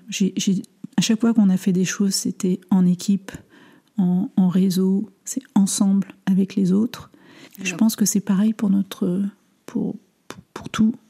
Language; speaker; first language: French; early bilingual, other home language; Armenian